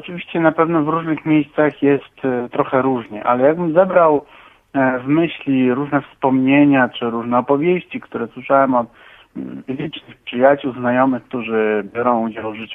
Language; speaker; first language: Polish; native; Polish